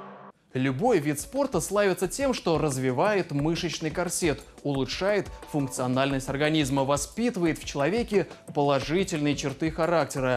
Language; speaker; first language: Russian; native; Russian